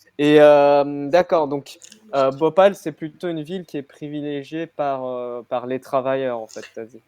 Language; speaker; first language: French; native; French